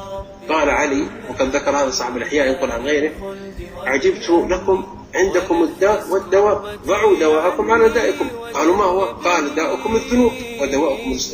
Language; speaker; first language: Arabic; native; Arabic